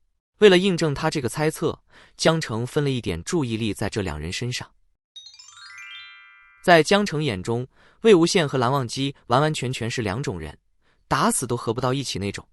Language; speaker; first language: Chinese; native; Chinese